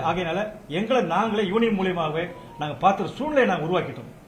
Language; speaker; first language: Tamil; native; Tamil